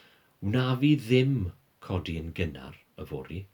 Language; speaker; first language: Welsh; non-native, fluent; English